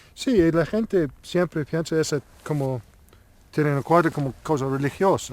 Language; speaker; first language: Spanish; non-native, learner; English